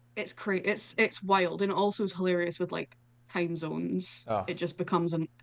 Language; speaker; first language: English; native; English